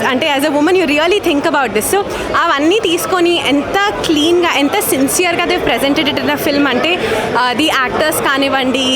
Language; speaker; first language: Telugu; native; Telugu